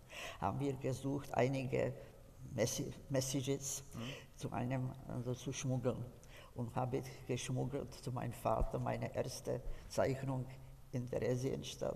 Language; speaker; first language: German; non-native, fluent; Czech